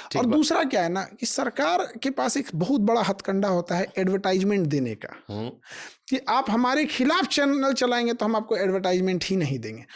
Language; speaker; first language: Hindi; native; Hindi